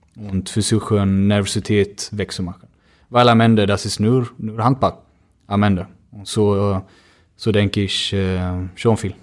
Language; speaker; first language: German; non-native, fluent; Swedish